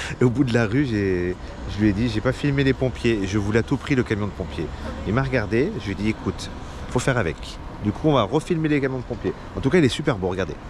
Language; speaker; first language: French; native; French